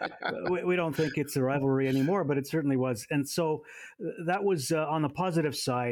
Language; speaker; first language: English; native; English